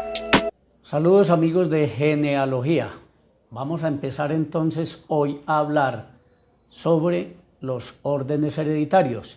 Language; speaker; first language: Spanish; native; Spanish